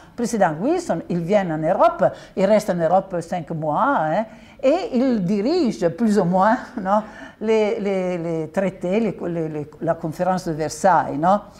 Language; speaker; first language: French; non-native, fluent; Italian